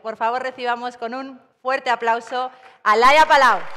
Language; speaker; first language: Spanish; native; Spanish